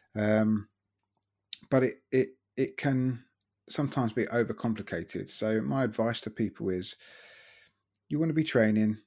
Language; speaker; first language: English; native; English